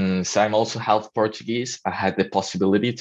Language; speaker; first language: English; non-native, fluent; Spanish